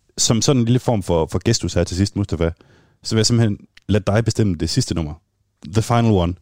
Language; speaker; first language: Danish; native; Danish